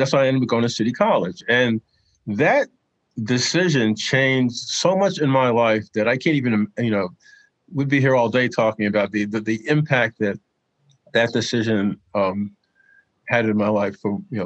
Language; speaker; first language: English; native; English